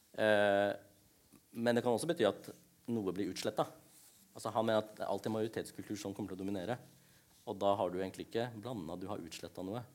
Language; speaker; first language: Norwegian; early bilingual, other home language; Tamil